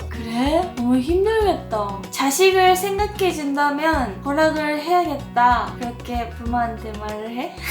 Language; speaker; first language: Korean; non-native, fluent; Japanese